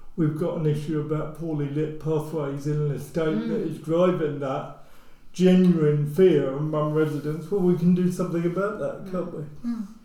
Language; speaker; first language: English; native; English